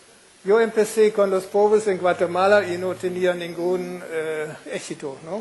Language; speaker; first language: Spanish; non-native, fluent; German